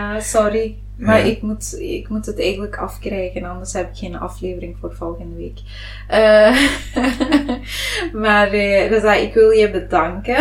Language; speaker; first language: Dutch; non-native, local second language; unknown